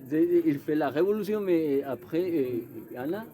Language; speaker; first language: French; non-native, learner; Spanish